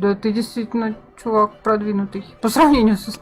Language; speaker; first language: Russian; native; Russian